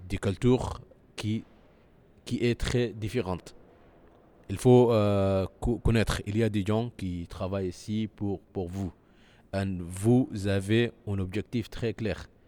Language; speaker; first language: French; non-native, learner; Arabic